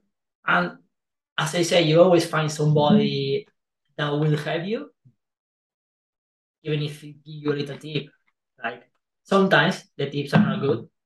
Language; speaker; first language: English; non-native, fluent; Spanish